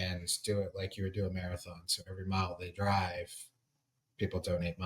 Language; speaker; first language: English; native; English